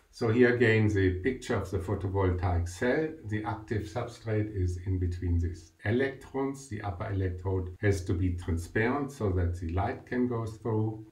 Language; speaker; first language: English; non-native, fluent; German